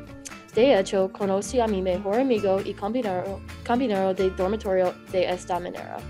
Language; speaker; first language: Spanish; non-native, learner; English